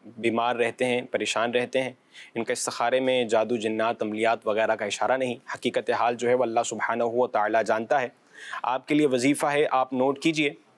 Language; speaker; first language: Urdu; non-native, local second language; Punjabi